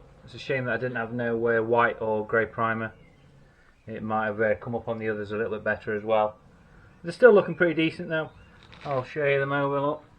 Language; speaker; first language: English; native; English